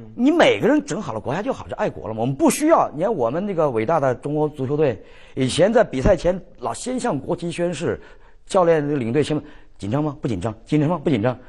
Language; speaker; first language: Chinese; native; Chinese